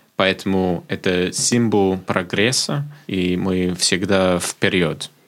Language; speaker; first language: Russian; non-native, fluent; English